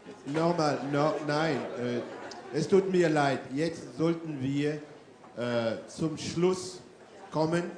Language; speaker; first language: German; non-native, fluent; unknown